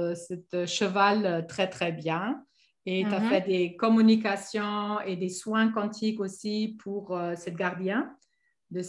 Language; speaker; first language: French; non-native, fluent; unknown